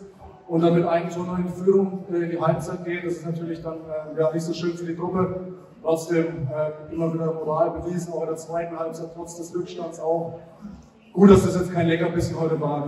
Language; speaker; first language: German; native; German